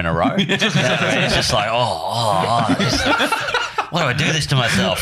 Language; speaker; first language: English; native; English